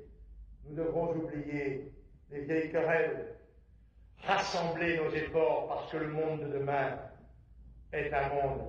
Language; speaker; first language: French; native; French